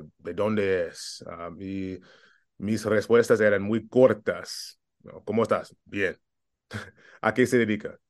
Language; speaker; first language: Spanish; non-native, learner; English